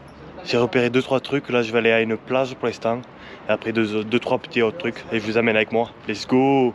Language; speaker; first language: French; native; French